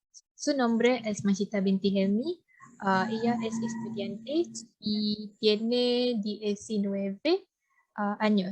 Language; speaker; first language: Spanish; non-native, learner; Malay